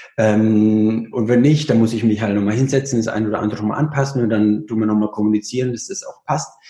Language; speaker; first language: German; early bilingual, other home language; Italian